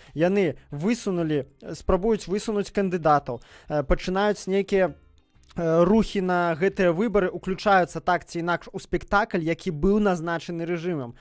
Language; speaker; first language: Belarusian; native; Belarusian